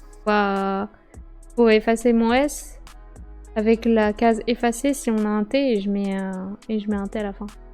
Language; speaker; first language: French; native; French